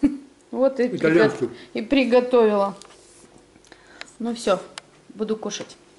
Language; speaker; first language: Russian; native; Russian